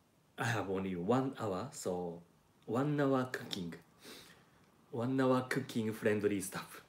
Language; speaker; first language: English; non-native, learner; Japanese